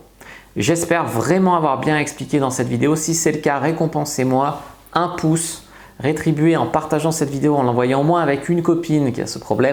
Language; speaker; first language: French; native; French